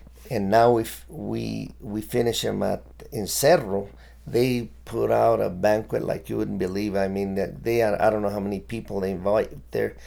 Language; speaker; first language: English; early bilingual, other home language; Spanish